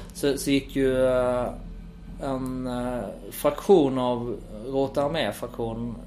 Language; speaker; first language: Swedish; native; Swedish